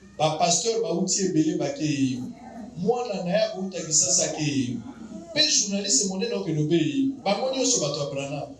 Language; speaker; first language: Lingala; native; Lingala